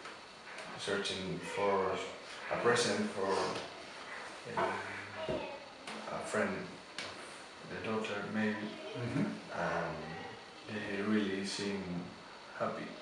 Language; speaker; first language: English; non-native, learner; Spanish